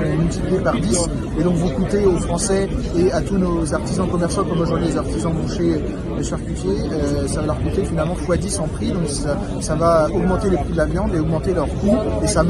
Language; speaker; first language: French; native; French